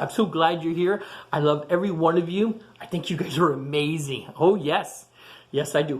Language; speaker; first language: English; native; English